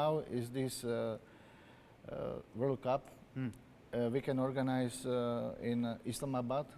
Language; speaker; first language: English; non-native, learner; Slovak